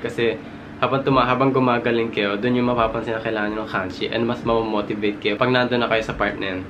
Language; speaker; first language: Filipino; early bilingual, heritage; Filipino